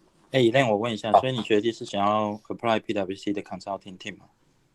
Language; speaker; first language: Chinese; native; Chinese